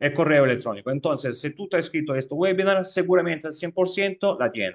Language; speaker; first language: Spanish; non-native, fluent; Italian